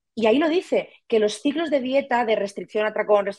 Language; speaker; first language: Spanish; native; Spanish